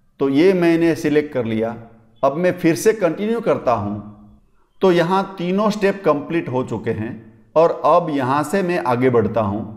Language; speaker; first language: Hindi; non-native, local second language; Gujarati